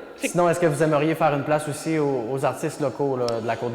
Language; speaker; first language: French; native; French